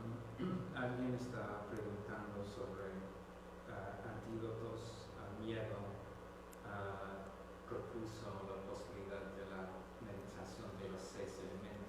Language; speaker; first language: Spanish; non-native, fluent; English